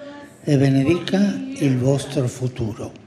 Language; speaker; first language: Italian; non-native, fluent; Spanish